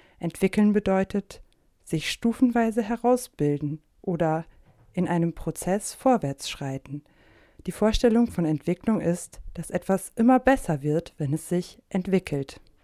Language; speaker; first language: German; native; German